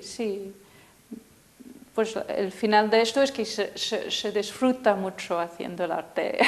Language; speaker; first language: Spanish; non-native, fluent; English